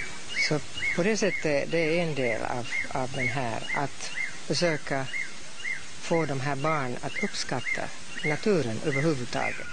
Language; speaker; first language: Swedish; non-native, fluent; English